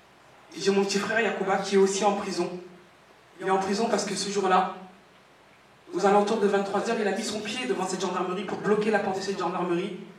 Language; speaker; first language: French; native; French